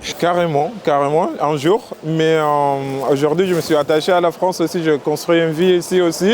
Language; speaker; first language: French; non-native, fluent; Arabic